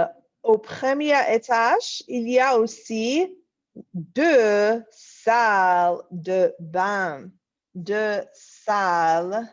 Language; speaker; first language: French; non-native, fluent; English